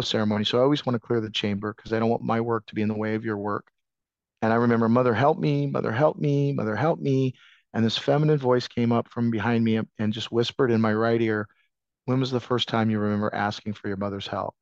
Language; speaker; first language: English; native; English